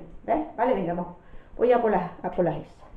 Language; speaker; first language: Spanish; native; Spanish